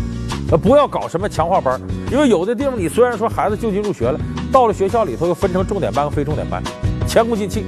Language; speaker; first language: Chinese; native; Chinese